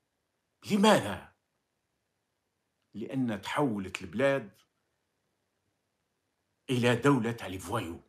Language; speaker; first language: Arabic; native; Arabic